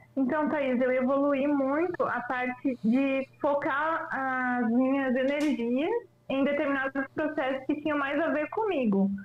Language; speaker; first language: Portuguese; native; Portuguese